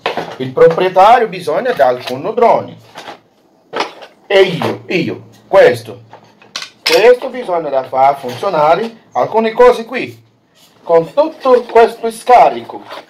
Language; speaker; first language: Italian; non-native, learner; Portuguese